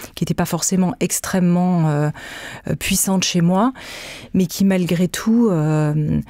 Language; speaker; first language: French; native; French